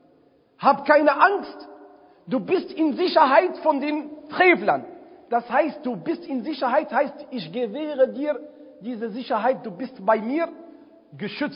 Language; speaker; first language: German; non-native, fluent; Arabic